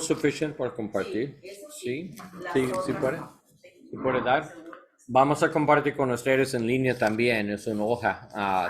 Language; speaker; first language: Spanish; non-native, learner; English